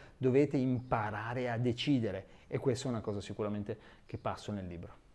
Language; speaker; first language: Italian; native; Italian